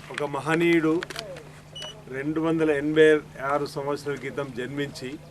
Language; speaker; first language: Telugu; native; Telugu